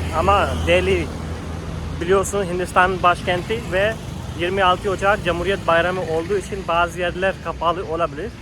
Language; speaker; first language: Turkish; non-native, fluent; Hindi